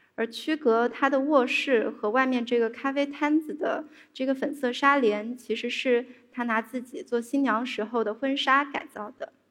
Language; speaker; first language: Chinese; native; Chinese